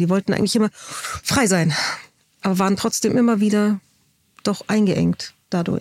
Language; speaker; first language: German; native; German